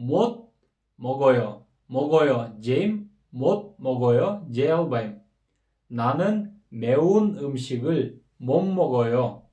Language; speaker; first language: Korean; non-native, fluent; Kyrgyz